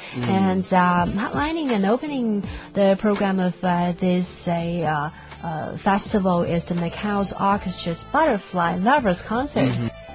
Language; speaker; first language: English; non-native, fluent; Chinese